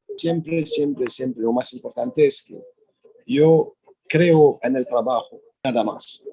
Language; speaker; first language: Spanish; non-native, learner; French